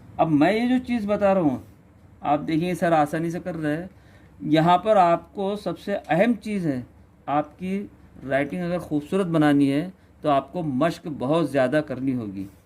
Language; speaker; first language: Urdu; native; Urdu